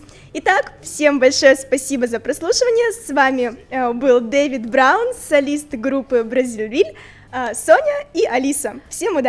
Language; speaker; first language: Russian; native; Russian